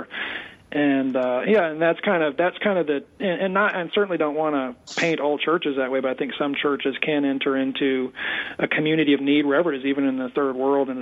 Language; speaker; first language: English; native; English